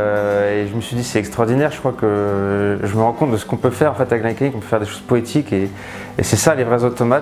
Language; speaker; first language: French; native; French